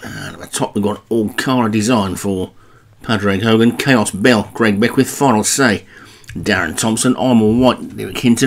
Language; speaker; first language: English; native; English